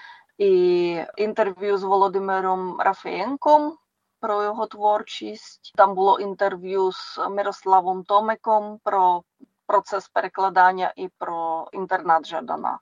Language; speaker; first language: Ukrainian; non-native, fluent; Czech